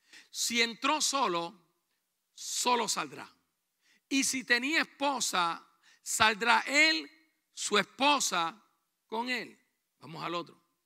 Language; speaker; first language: Spanish; native; Spanish